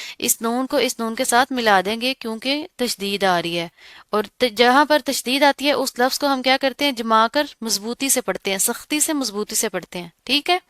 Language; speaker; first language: Urdu; native; Urdu